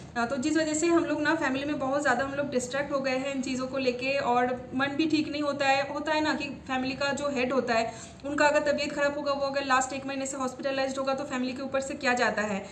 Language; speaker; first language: Hindi; non-native, local second language; Bangla